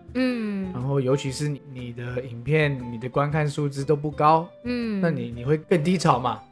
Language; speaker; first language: Chinese; early bilingual, heritage; Chinese